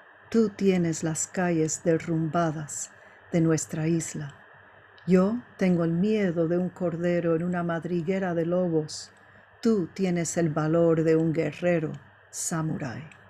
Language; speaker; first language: Spanish; early bilingual, heritage; Spanish